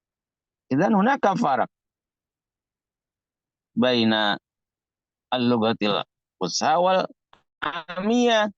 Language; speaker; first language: Arabic; non-native, fluent; Indonesian